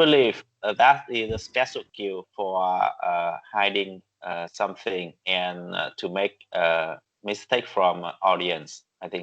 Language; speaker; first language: English; non-native, learner; Vietnamese